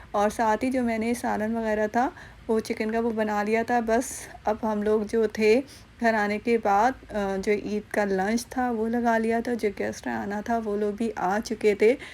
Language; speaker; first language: Urdu; non-native, local second language; Punjabi